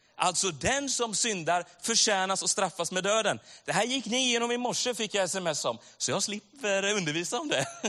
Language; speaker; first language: Swedish; native; Swedish